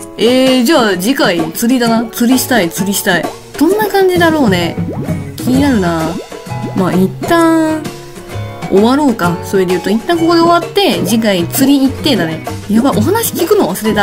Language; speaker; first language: Japanese; native; Japanese